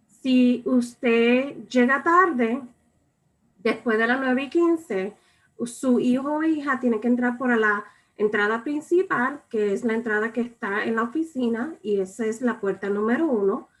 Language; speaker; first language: Spanish; early bilingual, other home language; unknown